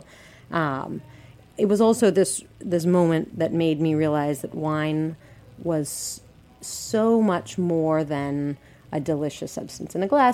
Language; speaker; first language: English; native; English